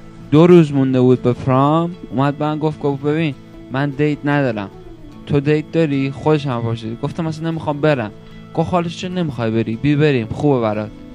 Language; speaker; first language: Persian; native; Persian